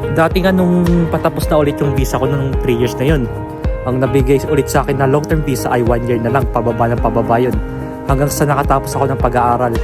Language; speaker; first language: Filipino; native; Filipino